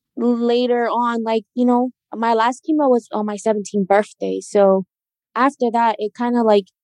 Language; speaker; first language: English; native; English